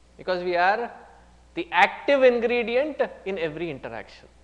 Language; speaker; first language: English; non-native, local second language; Hindi